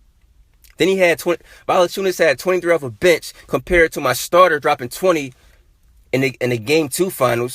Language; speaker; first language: English; native; English